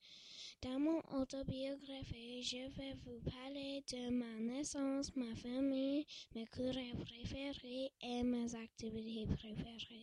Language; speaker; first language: French; non-native, local second language; English